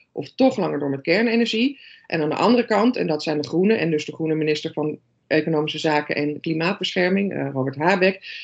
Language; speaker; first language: Dutch; native; Dutch